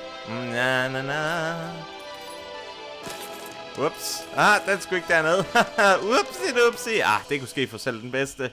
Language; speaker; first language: Danish; native; Danish